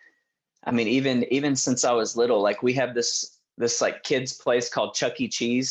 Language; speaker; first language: English; native; English